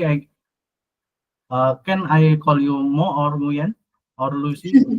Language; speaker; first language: English; non-native, learner; Indonesian